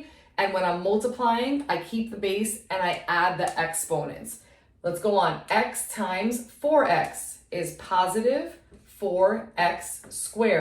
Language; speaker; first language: English; native; English